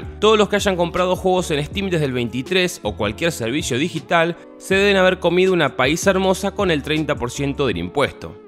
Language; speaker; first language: Spanish; native; Spanish